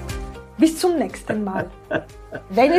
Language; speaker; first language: German; non-native, fluent; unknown